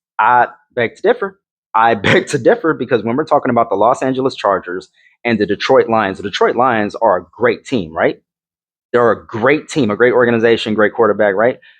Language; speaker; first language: English; native; English